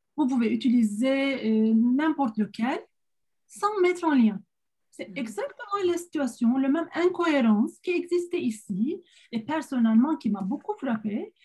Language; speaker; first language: French; non-native, fluent; Turkish